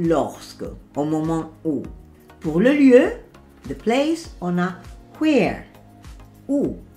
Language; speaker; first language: French; non-native, fluent; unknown